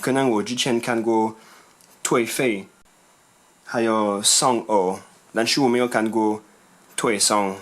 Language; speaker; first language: Chinese; non-native, fluent; French